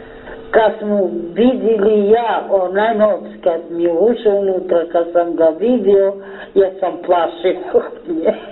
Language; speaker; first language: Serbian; non-native, local second language; Romany